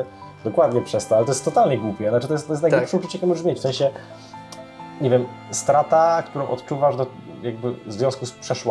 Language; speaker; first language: Polish; native; Polish